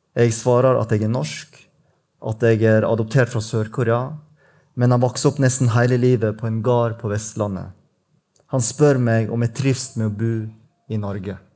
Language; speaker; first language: Norwegian; native; Norwegian